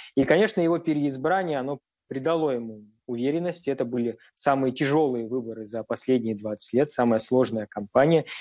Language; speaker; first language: Russian; native; Russian